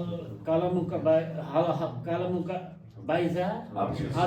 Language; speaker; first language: Arabic; non-native, learner; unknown